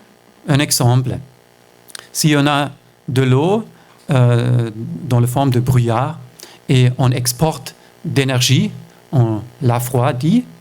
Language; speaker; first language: French; non-native, fluent; German